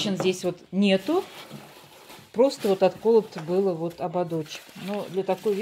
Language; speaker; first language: Russian; native; Russian